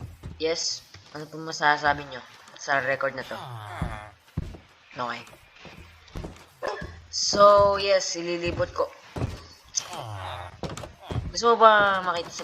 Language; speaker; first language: Filipino; native; Filipino